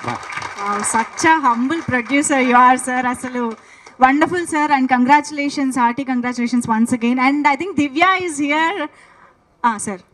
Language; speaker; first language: Telugu; native; Telugu